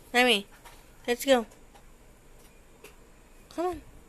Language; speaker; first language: English; non-native, local second language; Filipino